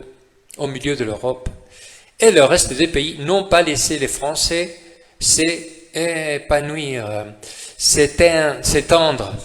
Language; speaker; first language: French; non-native, fluent; Spanish